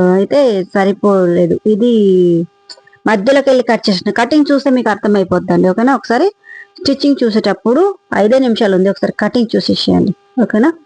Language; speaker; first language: Telugu; non-native, local second language; Marathi